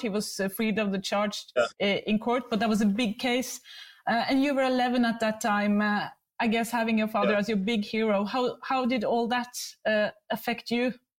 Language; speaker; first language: English; non-native, fluent; Norwegian